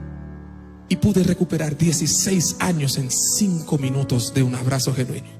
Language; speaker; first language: Spanish; non-native, fluent; Haitian Creole